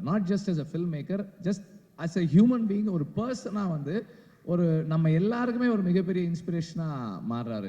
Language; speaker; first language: Tamil; native; Tamil